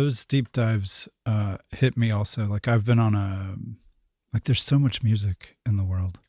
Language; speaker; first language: English; native; English